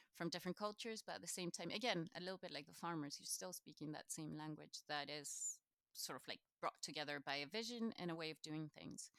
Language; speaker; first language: English; non-native, fluent; Spanish